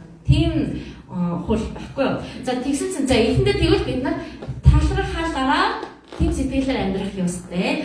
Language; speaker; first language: Mongolian; non-native, fluent; Korean